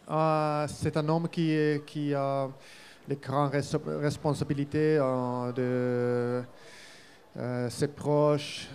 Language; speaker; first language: French; non-native, learner; Finnish